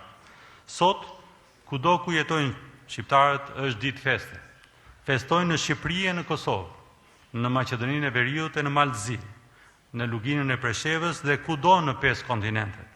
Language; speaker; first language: Albanian; native; Albanian